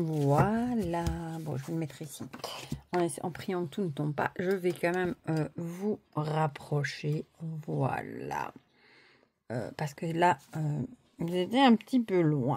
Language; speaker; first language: French; native; French